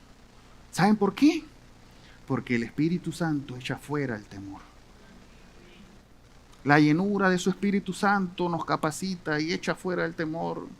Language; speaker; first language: Spanish; native; Spanish